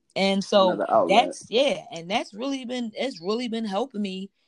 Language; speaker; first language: English; native; English